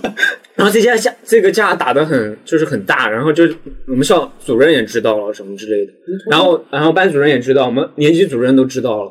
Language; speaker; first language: Chinese; native; Chinese